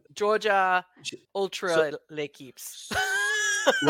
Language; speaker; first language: French; non-native, learner; English